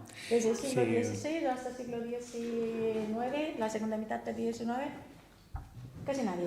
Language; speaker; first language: Spanish; non-native, fluent; Turkish